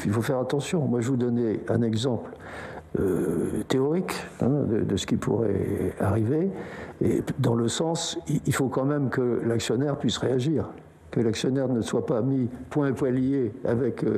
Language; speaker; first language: French; native; French